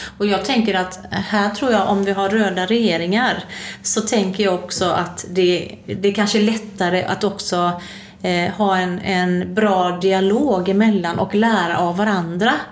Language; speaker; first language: Swedish; native; Swedish